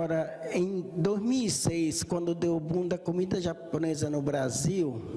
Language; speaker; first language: Portuguese; early bilingual, other home language; Japanese